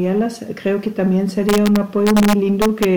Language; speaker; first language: Spanish; non-native, learner; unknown